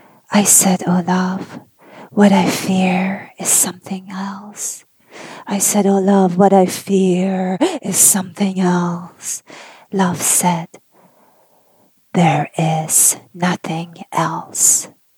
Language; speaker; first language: English; non-native, fluent; Persian